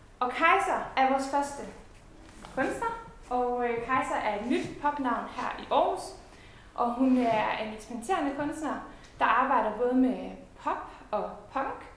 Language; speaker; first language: Danish; native; Danish